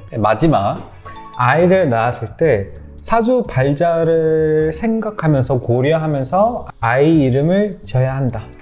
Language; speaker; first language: Korean; non-native, fluent; Persian